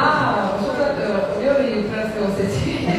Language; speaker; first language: Japanese; early bilingual, heritage; Japanese